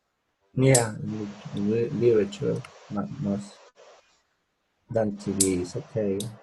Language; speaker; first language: English; non-native, learner; Spanish